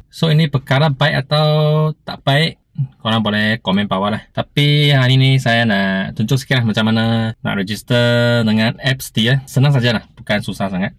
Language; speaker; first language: Malay; non-native, local second language; Chinese